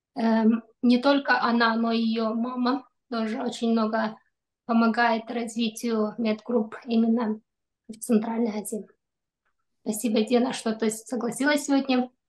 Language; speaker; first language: Russian; non-native, local second language; Kyrgyz